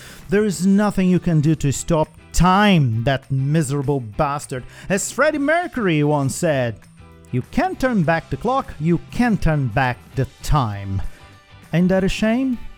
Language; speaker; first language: English; non-native, fluent; Portuguese